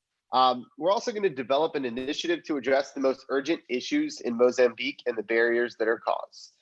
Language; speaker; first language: English; native; English